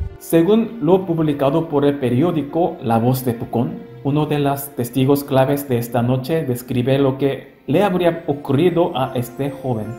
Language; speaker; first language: Spanish; non-native, fluent; Korean